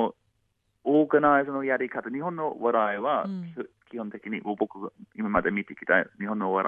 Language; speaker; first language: Japanese; non-native, fluent; English